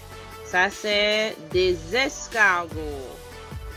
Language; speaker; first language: French; non-native, fluent; English